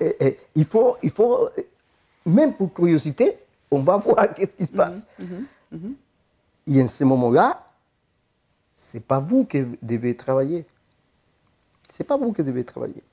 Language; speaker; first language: French; non-native, fluent; Spanish